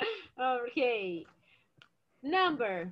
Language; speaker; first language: English; non-native, learner; Portuguese